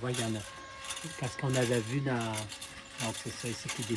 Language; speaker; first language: French; native; French